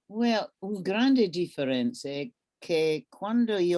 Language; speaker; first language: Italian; non-native, learner; English